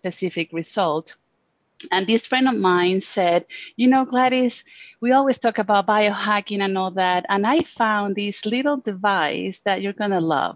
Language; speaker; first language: English; non-native, fluent; Spanish